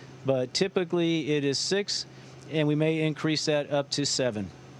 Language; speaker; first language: English; early bilingual, other home language; Spanish